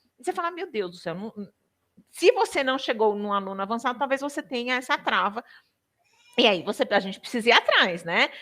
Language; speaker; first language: Portuguese; native; Portuguese